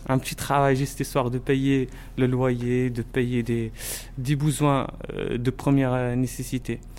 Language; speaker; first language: French; non-native, local second language; Arabic